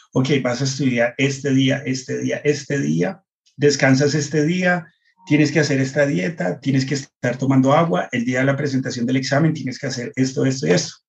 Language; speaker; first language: Spanish; early bilingual, heritage; Spanish